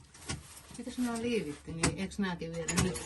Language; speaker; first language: Finnish; native; Finnish